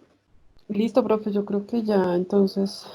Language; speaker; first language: Spanish; native; Spanish